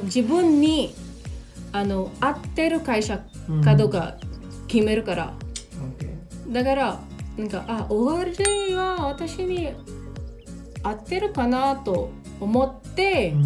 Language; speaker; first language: Japanese; non-native, local second language; Filipino